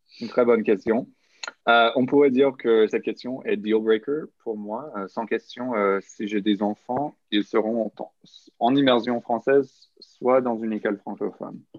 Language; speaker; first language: French; non-native, local second language; English